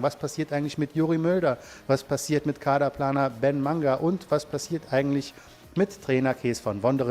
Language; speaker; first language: German; native; German